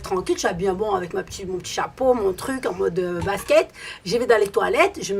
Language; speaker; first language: French; native; French